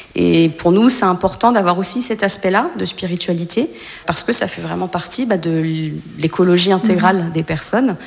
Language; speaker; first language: French; native; French